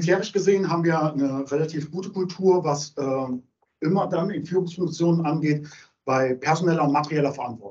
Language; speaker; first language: German; native; German